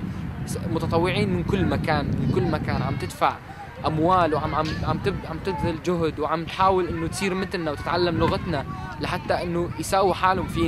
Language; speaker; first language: Arabic; native; Arabic